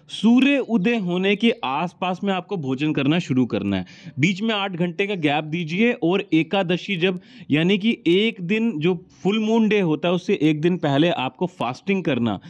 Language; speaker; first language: Hindi; native; Hindi